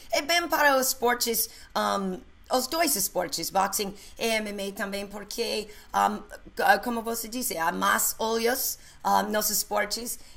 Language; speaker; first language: Portuguese; non-native, learner; English